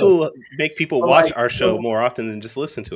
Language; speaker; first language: English; native; English